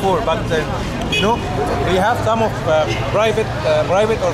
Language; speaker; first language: English; non-native, learner; Arabic